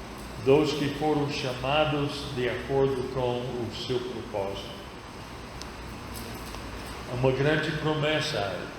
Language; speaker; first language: Portuguese; non-native, fluent; English